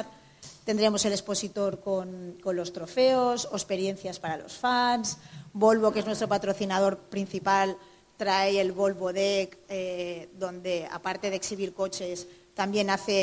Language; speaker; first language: Spanish; native; Spanish